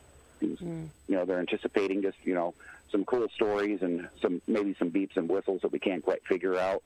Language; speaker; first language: English; native; English